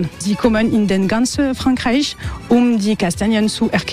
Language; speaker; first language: German; non-native, learner; French